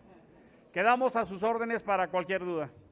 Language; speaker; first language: Spanish; native; Spanish